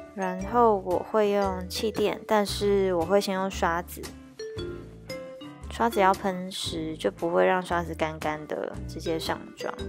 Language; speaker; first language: Chinese; native; Chinese